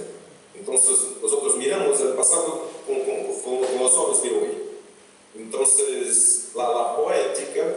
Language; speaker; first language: Spanish; non-native, fluent; Portuguese